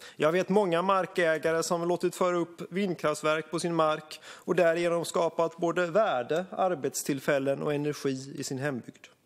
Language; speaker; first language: Swedish; native; Swedish